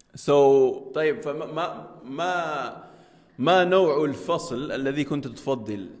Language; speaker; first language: Arabic; non-native, learner; English